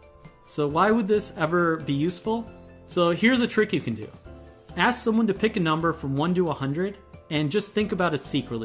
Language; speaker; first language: English; native; English